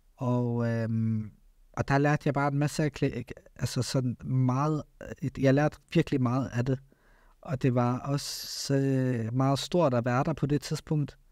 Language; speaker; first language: Danish; early bilingual, other home language; Arabic